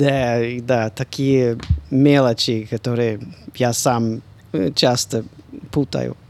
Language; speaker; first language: Russian; non-native, fluent; English